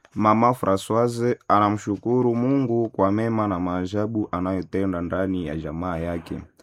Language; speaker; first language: Swahili; non-native, local second language; Nande